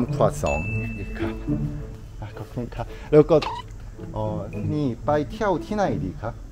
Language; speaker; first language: Thai; non-native, learner; Korean